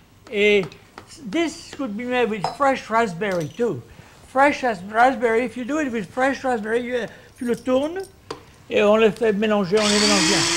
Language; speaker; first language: English; non-native, fluent; French